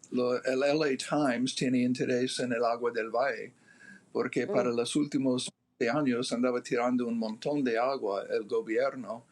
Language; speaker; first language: Spanish; non-native, fluent; English